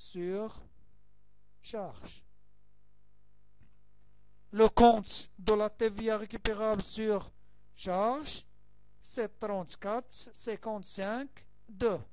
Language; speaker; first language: French; non-native, local second language; Arabic